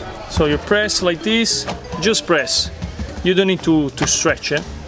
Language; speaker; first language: English; non-native, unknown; Italian